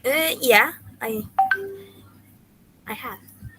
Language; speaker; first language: English; non-native, learner; Indonesian